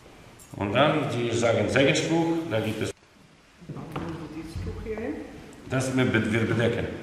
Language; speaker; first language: German; non-native, learner; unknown